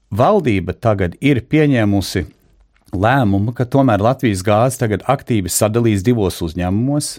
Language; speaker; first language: Latvian; early bilingual, heritage; Latvian